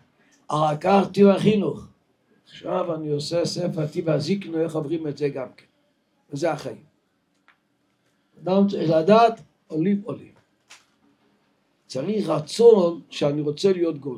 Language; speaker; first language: Hebrew; non-native, local second language; Yiddish